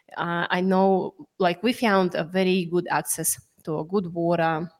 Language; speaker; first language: English; non-native, fluent; Russian